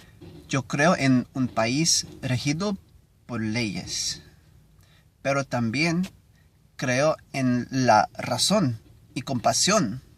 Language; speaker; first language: Spanish; non-native, learner; English